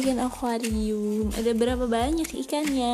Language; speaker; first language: Indonesian; native; Indonesian